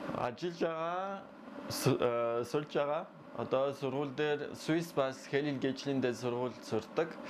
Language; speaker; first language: Mongolian; non-native, learner; French